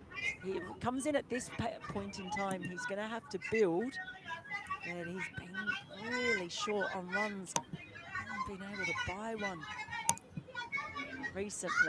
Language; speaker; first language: English; native; English